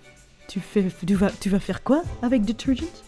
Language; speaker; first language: French; non-native, learner; Dutch